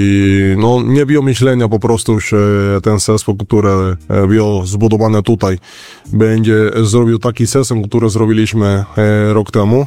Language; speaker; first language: Polish; non-native, learner; Spanish